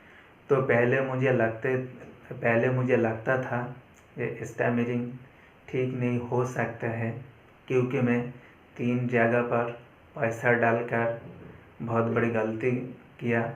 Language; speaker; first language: Hindi; non-native, local second language; Bangla